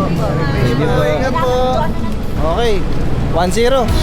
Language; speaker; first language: Filipino; native; Filipino